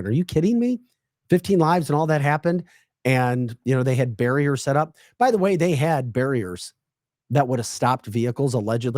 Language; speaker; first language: English; native; English